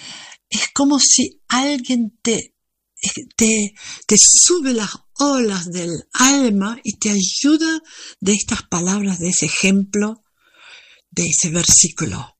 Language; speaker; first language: Spanish; non-native, learner; German